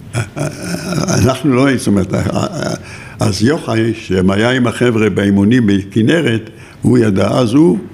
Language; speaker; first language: Hebrew; native; Hebrew